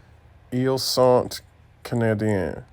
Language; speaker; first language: French; non-native, learner; English